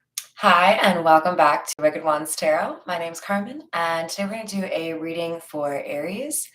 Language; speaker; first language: English; native; English